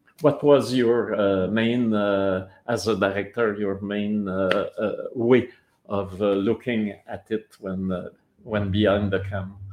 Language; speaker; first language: English; non-native, local second language; French